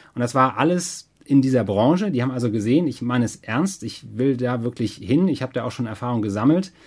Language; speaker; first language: German; native; German